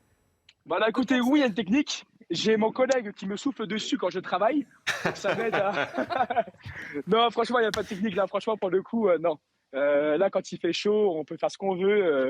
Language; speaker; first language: French; native; French